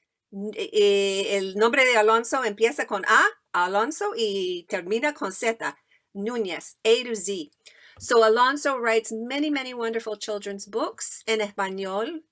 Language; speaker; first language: Spanish; non-native, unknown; English